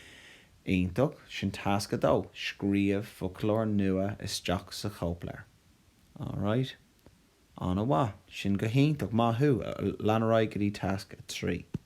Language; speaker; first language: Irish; non-native, local second language; English